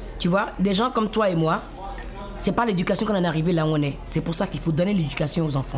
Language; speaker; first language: French; non-native, local second language; Fon